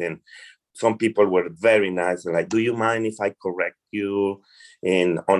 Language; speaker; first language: English; non-native, fluent; Spanish